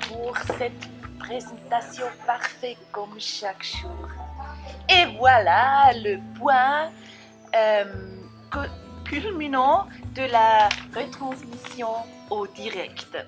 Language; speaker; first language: French; non-native, learner; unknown